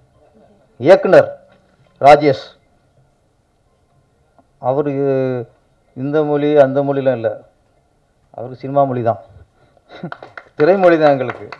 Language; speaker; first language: Tamil; native; Tamil